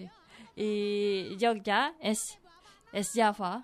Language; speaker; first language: Catalan; non-native, learner; Indonesian